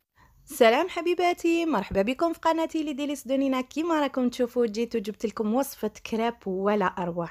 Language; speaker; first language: Arabic; native; Arabic